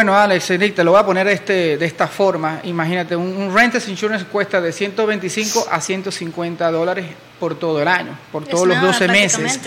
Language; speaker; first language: Spanish; native; Spanish